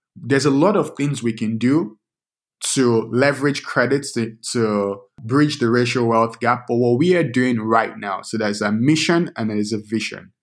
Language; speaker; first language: English; non-native, local second language; Yoruba